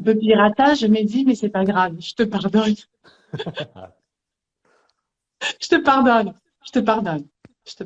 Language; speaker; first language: French; native; French